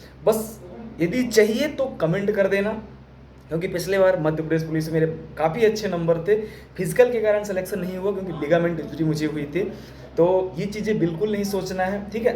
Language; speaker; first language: Hindi; native; Hindi